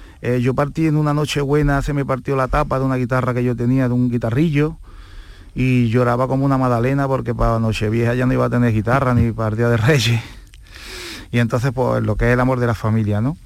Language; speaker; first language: Spanish; native; Spanish